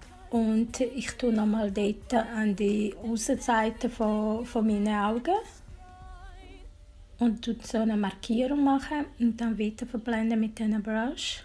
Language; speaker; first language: German; non-native, learner; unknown